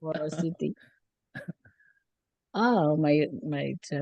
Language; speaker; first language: English; non-native, learner; Indonesian